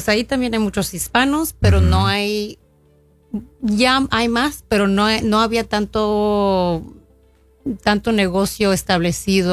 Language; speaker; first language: Spanish; early bilingual, heritage; Spanish